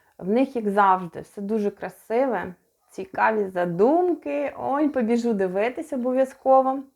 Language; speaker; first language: Ukrainian; non-native, local second language; Russian